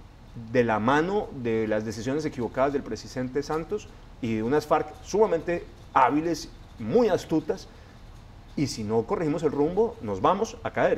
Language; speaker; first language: Spanish; native; Spanish